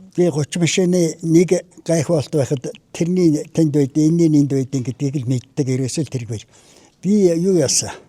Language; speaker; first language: Mongolian; native; Mongolian